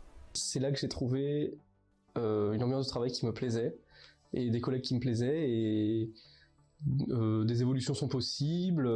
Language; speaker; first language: French; native; French